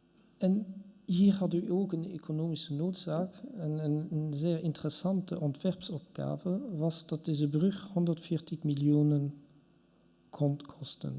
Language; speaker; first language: Dutch; non-native, local second language; French